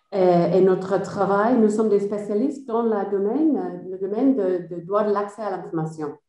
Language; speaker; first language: French; non-native, fluent; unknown